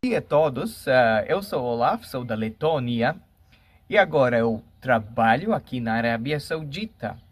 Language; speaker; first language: Portuguese; non-native, fluent; Latvian